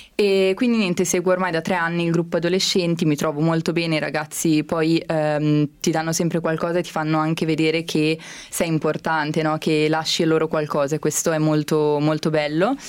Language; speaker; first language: Italian; native; Italian